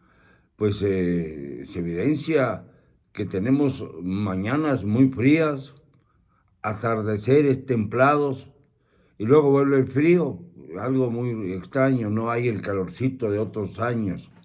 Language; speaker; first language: Spanish; native; Spanish